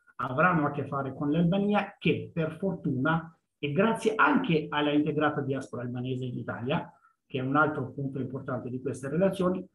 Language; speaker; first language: Italian; non-native, fluent; Albanian